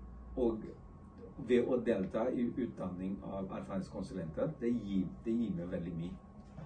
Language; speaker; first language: Norwegian; non-native, fluent; English